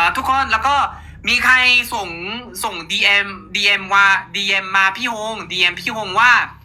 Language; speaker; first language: Thai; non-native, fluent; Korean